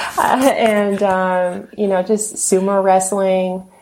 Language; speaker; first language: English; native; English